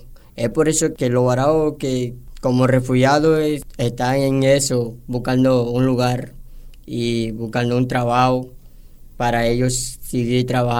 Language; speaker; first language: Spanish; non-native, local second language; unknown